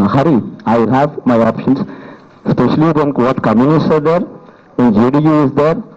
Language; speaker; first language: English; non-native, local second language; Telugu